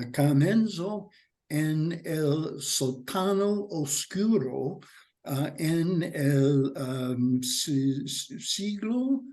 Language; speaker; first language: Spanish; non-native, learner; English